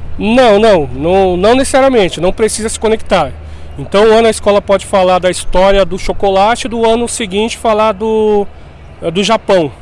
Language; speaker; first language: Portuguese; native; Portuguese